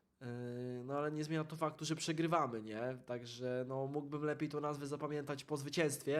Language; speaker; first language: Polish; native; Polish